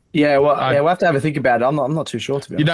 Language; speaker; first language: English; native; English